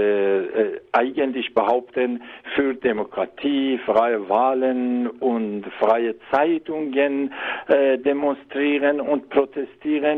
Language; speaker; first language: German; non-native, learner; Persian